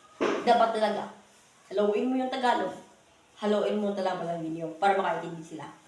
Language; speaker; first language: Filipino; non-native, local second language; Cebuano